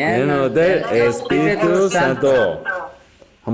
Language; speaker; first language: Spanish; non-native, learner; Korean